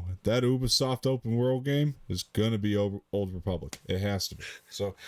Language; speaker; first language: English; native; English